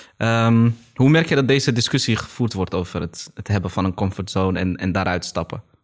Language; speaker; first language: Dutch; early bilingual, other home language; Arabic